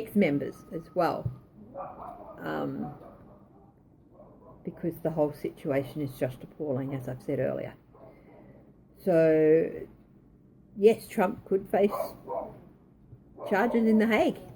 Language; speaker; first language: English; native; English